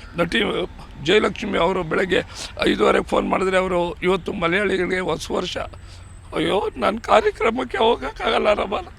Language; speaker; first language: Kannada; native; Kannada